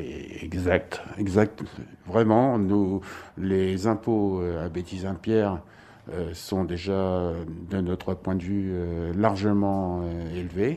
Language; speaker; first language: French; native; French